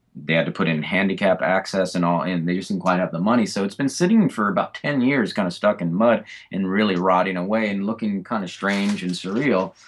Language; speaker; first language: English; native; English